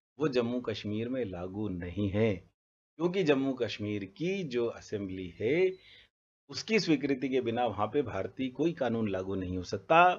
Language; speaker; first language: Hindi; native; Hindi